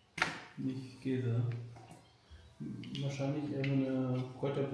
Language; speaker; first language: German; native; German